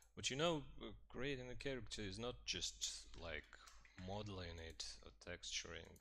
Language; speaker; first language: English; non-native, fluent; Russian